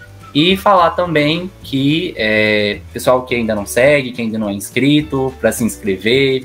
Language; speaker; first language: Portuguese; native; Portuguese